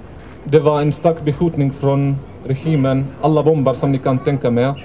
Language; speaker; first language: Swedish; non-native, fluent; Arabic